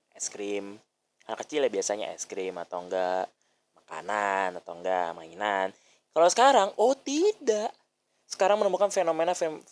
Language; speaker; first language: Indonesian; native; Indonesian